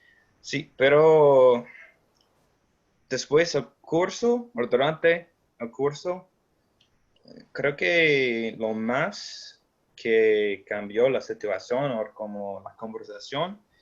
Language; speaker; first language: Spanish; non-native, fluent; English